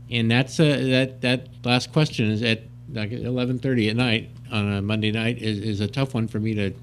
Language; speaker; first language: English; native; English